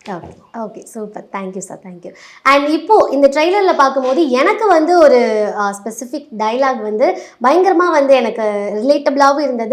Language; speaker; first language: Tamil; native; Tamil